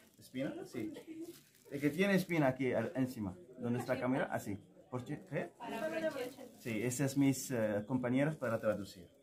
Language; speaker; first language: Spanish; non-native, learner; Arabic